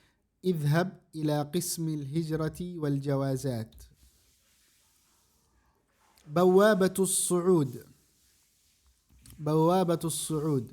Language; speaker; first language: Arabic; non-native, fluent; Indonesian